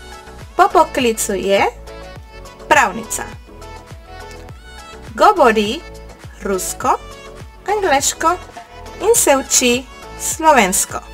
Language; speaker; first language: Slovenian; non-native, learner; Spanish